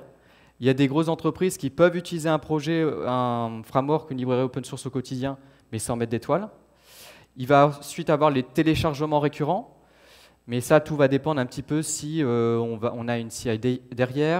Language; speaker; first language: French; native; French